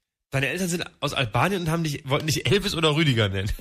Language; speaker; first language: German; native; German